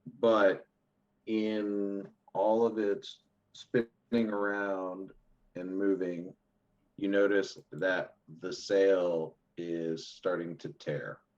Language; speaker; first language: English; native; English